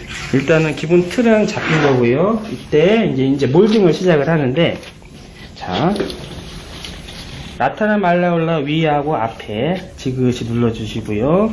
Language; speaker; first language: Korean; native; Korean